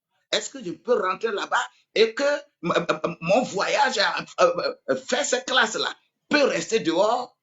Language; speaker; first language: French; non-native, local second language; Ewe